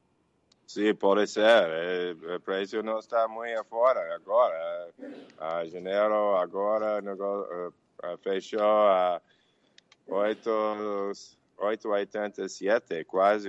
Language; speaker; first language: Portuguese; non-native, fluent; English